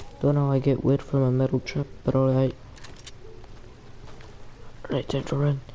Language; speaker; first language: English; native; English